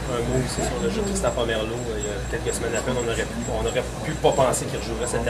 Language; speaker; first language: French; native; French